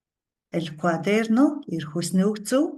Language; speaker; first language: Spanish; non-native, fluent; Mongolian